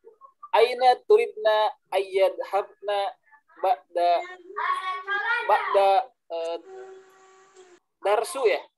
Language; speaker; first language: Arabic; non-native, learner; Indonesian